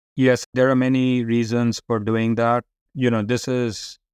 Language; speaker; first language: English; non-native, local second language; Hindi